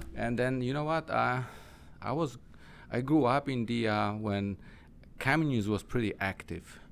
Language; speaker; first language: English; non-native, learner; Polish